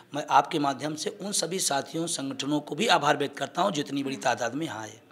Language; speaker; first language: Hindi; native; Hindi